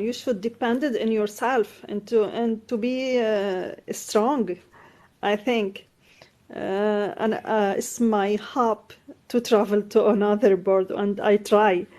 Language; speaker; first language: English; non-native, learner; Arabic